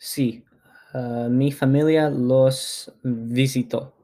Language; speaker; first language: Spanish; non-native, learner; English